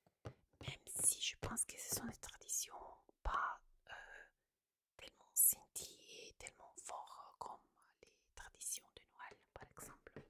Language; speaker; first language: French; non-native, fluent; Italian